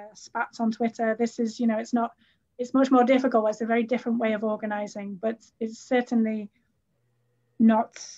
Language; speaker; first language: English; native; English